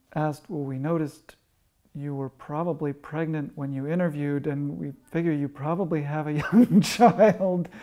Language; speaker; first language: English; native; English